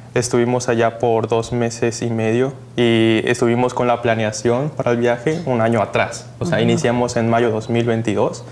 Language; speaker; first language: Spanish; native; Spanish